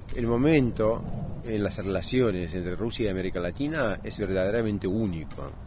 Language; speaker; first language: Spanish; native; Spanish